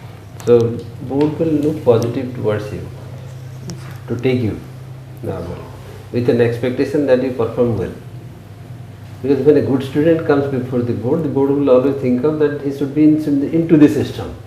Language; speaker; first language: English; non-native, local second language; Odia